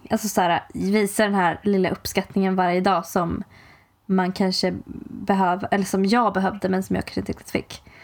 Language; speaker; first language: Swedish; native; Swedish